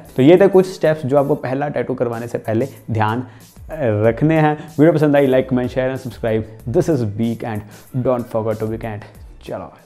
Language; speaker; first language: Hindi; non-native, local second language; Punjabi